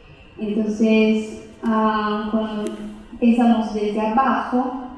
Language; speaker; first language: Spanish; non-native, fluent; Portuguese